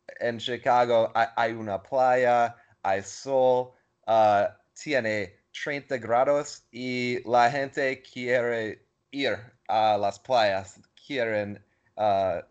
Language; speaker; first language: Spanish; non-native, learner; English